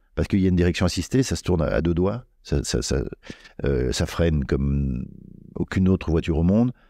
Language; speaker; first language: French; native; French